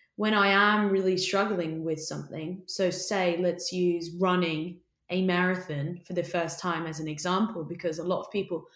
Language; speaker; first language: English; native; English